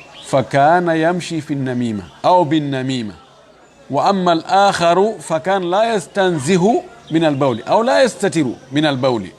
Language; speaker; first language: Arabic; non-native, fluent; Fula